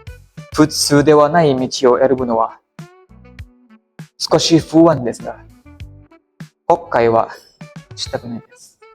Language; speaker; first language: Japanese; non-native, learner; Indonesian